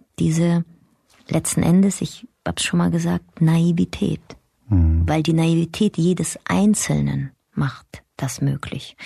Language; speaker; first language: German; early bilingual, other home language; Russian